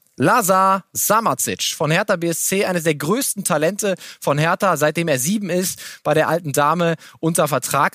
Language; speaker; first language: German; native; German